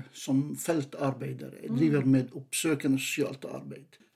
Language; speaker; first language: Norwegian; non-native, fluent; Arabic